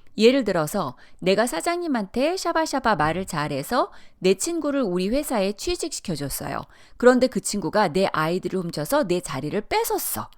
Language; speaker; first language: Korean; early bilingual, heritage; Korean